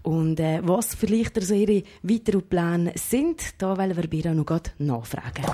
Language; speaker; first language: German; native; German